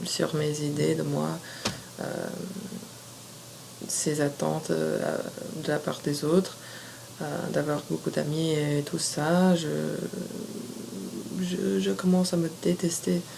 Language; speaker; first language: French; non-native, fluent; English